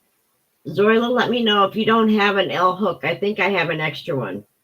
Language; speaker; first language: English; native; English